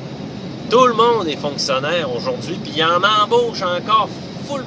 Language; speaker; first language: French; native; French